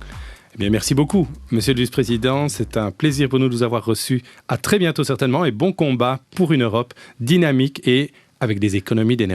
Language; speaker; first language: French; native; French